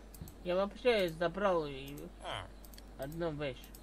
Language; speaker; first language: Russian; non-native, learner; English